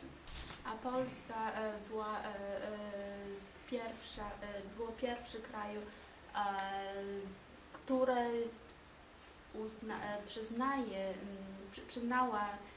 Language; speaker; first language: Polish; non-native, learner; Chinese